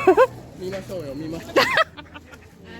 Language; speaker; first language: Japanese; non-native, fluent; Mizo